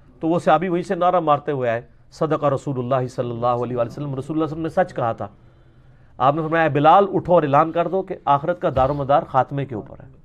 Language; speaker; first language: Urdu; non-native, local second language; Punjabi